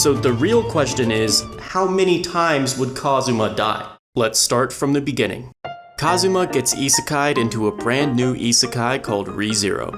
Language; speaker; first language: English; native; English